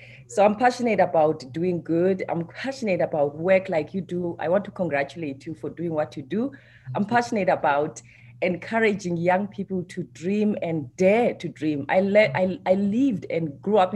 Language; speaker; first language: English; non-native, local second language; Xhosa